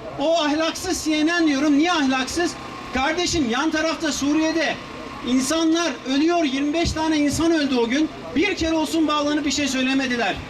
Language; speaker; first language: Turkish; native; Turkish